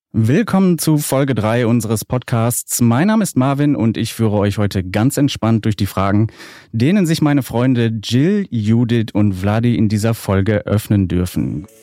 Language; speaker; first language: German; native; German